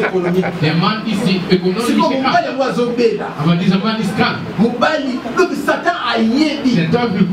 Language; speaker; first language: German; non-native, learner; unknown